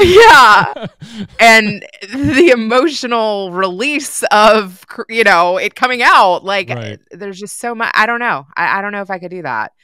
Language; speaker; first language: English; native; English